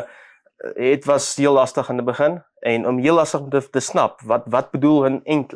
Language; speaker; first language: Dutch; non-native, learner; Afrikaans